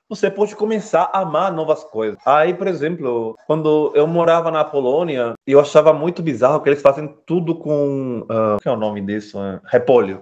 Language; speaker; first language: Portuguese; non-native, fluent; Spanish